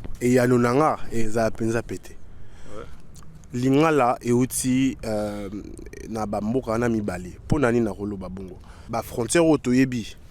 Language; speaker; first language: Lingala; native; Lingala